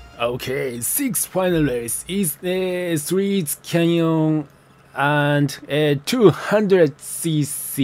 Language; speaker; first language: English; non-native, learner; Japanese